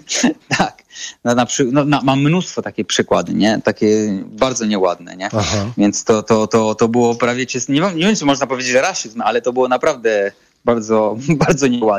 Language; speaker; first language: Polish; non-native, fluent; Italian